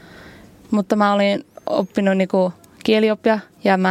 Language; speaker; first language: Finnish; non-native, learner; English